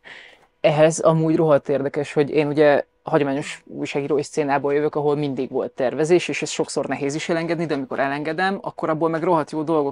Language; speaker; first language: Hungarian; native; Hungarian